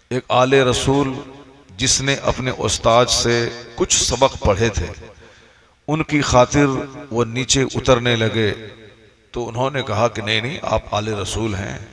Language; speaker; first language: Hindi; native; Hindi